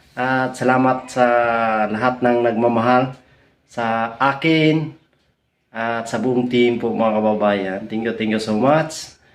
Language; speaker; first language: Filipino; non-native, local second language; Cebuano